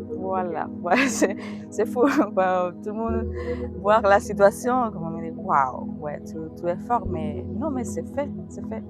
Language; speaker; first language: French; non-native, learner; Spanish